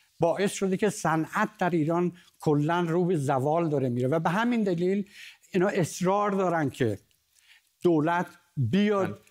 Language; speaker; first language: Persian; native; Persian